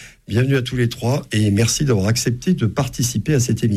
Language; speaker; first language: French; native; French